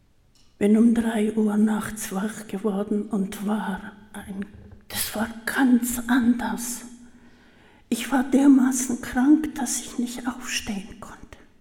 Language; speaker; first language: German; early bilingual, heritage; German